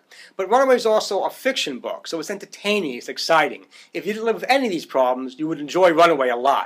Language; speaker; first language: English; native; English